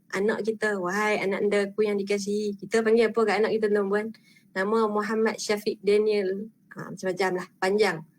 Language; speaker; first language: Malay; native; Malay